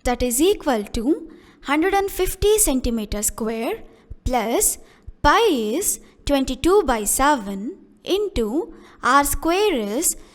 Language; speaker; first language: English; non-native, local second language; Kannada